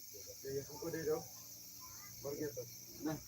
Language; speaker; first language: Hindi; non-native, local second language; Khasi